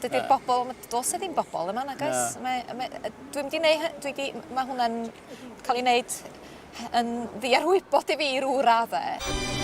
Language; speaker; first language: Welsh; native; Welsh